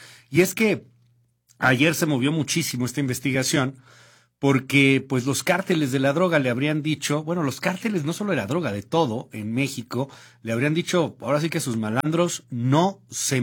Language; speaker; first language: Spanish; native; Spanish